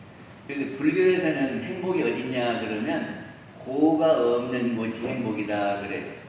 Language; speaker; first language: Korean; native; Korean